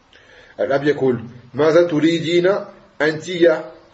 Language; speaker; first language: Arabic; non-native, fluent; French